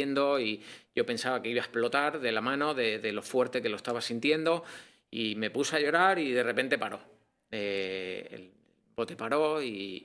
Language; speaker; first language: Spanish; native; Spanish